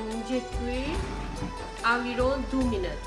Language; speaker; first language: French; non-native, learner; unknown